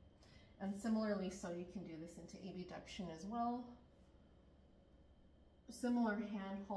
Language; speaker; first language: English; native; English